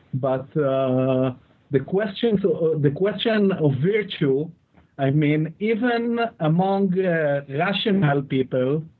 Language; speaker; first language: English; non-native, fluent; Hebrew